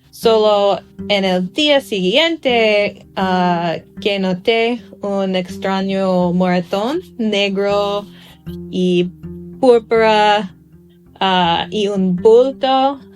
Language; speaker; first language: Spanish; non-native, learner; English